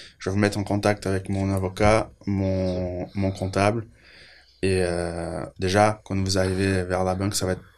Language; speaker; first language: French; non-native, fluent; Portuguese